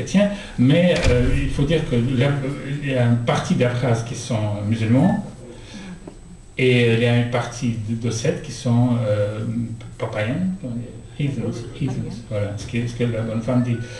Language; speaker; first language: French; non-native, fluent; Russian